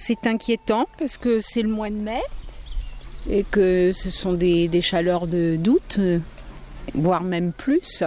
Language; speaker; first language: French; native; French